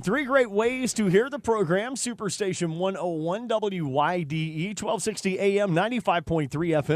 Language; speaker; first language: English; native; English